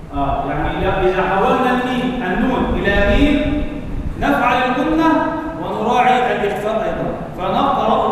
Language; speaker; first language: Arabic; native; Arabic